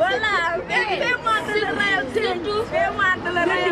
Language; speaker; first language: French; non-native, learner; Wolof